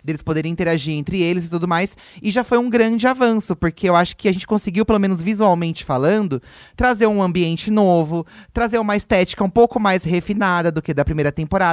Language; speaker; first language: Portuguese; native; Portuguese